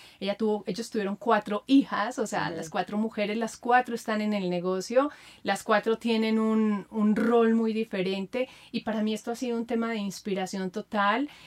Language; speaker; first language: Spanish; native; Spanish